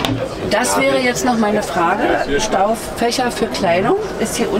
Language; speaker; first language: German; native; German